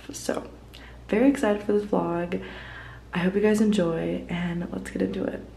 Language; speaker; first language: English; native; English